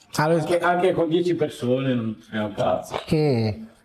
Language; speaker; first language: Italian; native; Italian